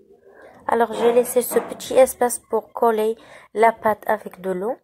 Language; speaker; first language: French; non-native, local second language; Arabic